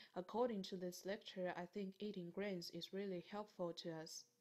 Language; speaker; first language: English; non-native, fluent; Chinese